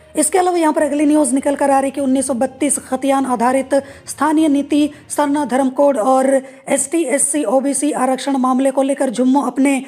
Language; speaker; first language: Hindi; native; Hindi